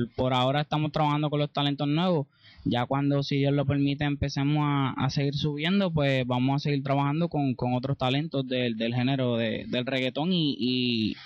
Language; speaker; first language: Spanish; native; Spanish